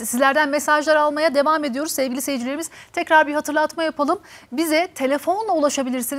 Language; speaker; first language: Turkish; native; Turkish